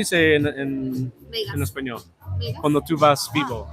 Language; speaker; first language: Spanish; non-native, learner; English